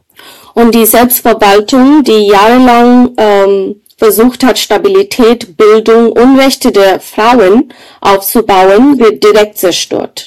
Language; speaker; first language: German; non-native, fluent; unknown